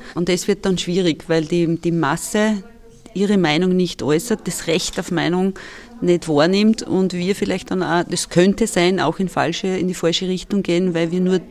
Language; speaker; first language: German; native; German